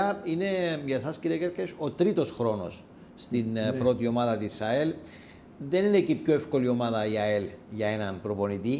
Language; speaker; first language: Greek; native; Greek